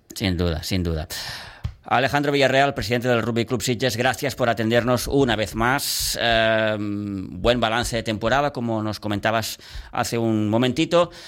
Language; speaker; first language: Spanish; non-native, local second language; Catalan